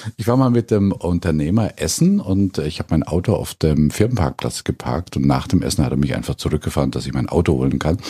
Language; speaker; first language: German; native; German